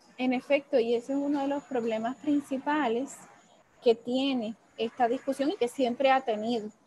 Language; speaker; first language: Spanish; native; Spanish